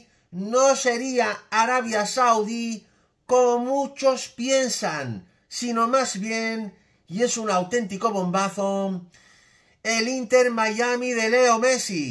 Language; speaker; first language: Spanish; native; Spanish